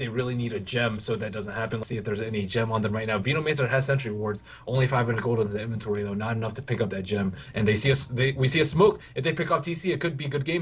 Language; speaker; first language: English; native; English